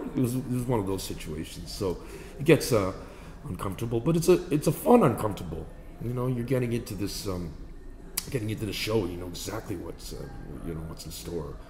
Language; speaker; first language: English; native; English